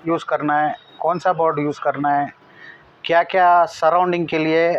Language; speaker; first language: Hindi; non-native, local second language; Telugu